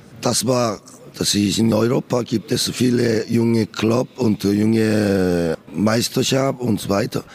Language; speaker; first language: German; non-native, learner; Korean